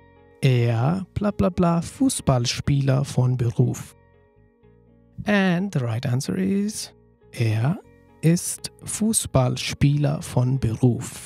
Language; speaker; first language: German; non-native, fluent; Nepali